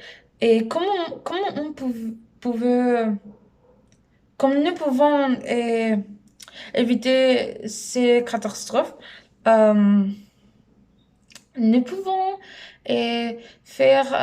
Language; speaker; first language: French; non-native, learner; Spanish